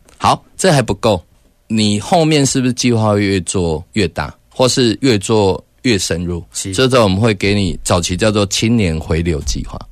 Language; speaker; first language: Chinese; native; Chinese